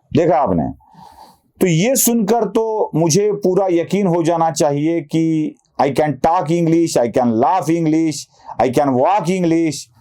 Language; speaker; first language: Hindi; non-native, local second language; Marathi